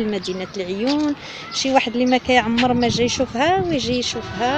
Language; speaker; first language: Arabic; native; Arabic